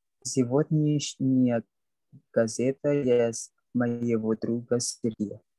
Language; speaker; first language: Russian; non-native, learner; Indonesian